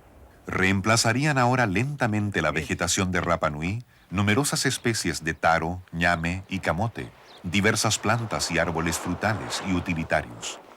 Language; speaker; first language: Spanish; native; Spanish